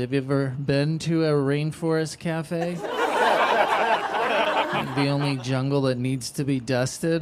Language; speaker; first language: English; native; English